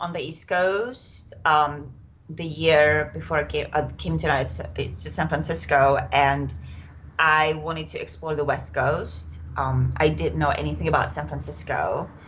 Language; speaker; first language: English; non-native, fluent; Czech